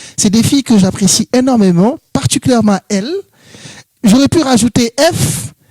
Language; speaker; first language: French; non-native, local second language; Wolof